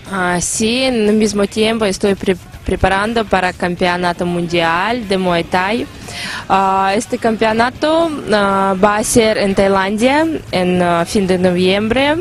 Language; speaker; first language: Spanish; non-native, learner; Russian